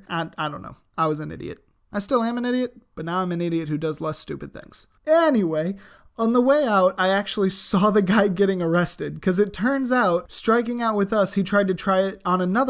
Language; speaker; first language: English; native; English